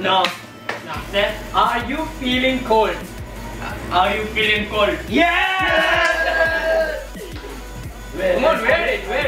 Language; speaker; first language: English; non-native, fluent; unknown